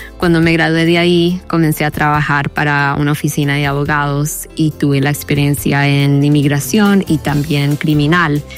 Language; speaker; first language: Spanish; early bilingual, heritage; Spanish